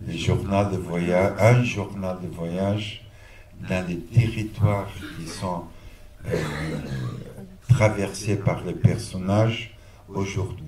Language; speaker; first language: French; non-native, fluent; Portuguese